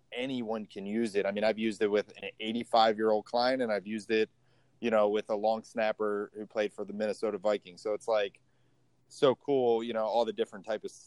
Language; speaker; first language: English; native; English